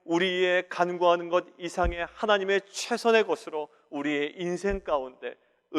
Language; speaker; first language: Korean; native; Korean